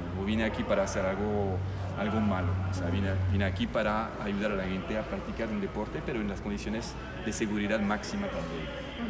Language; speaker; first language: Spanish; non-native, fluent; French